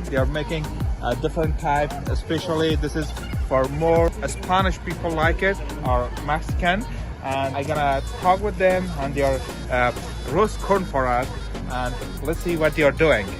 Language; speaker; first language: English; non-native, learner; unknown